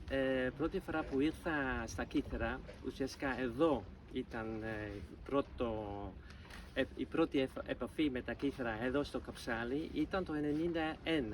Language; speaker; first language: Greek; non-native, fluent; Dutch